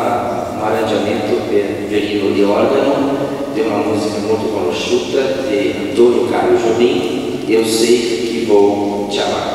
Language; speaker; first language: Italian; non-native, fluent; Portuguese